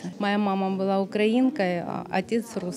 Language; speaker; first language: Ukrainian; non-native, local second language; Russian